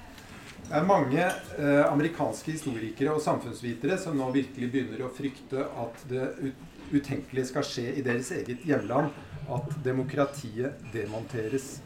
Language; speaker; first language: Norwegian; native; Norwegian